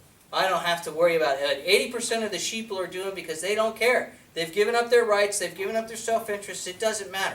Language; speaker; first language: English; native; English